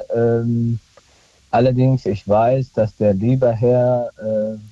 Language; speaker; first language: German; non-native, fluent; Arabic